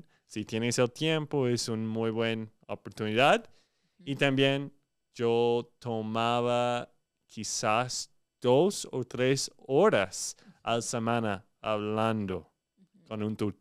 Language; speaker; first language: Spanish; non-native, fluent; English